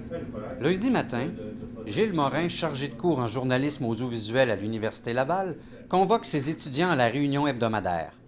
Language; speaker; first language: French; native; French